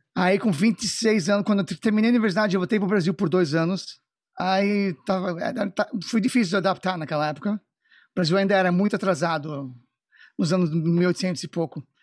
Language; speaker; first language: Portuguese; non-native, fluent; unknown